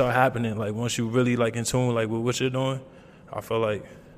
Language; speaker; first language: English; native; English